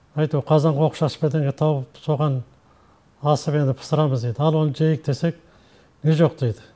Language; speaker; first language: Kazakh; early bilingual, heritage; Kazakh